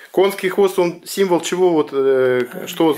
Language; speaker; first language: Russian; native; Russian